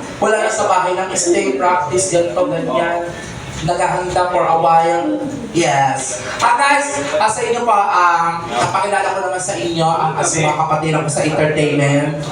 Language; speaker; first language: Filipino; non-native, local second language; Cebuano